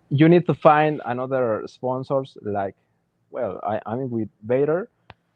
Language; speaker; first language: English; non-native, learner; Spanish